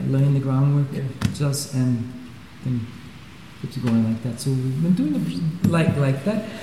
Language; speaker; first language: English; non-native, fluent; Swiss German